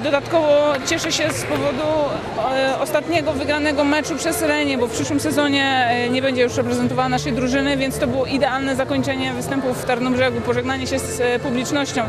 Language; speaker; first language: Polish; native; Polish